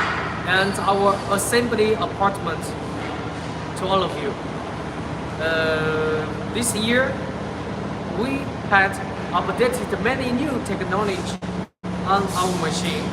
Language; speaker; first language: English; non-native, learner; Chinese